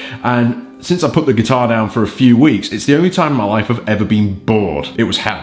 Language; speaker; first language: English; native; English